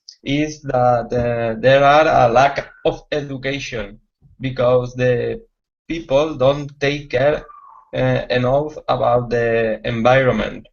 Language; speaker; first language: English; non-native, learner; Spanish